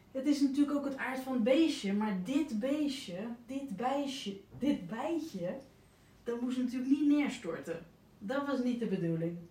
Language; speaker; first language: Dutch; native; Dutch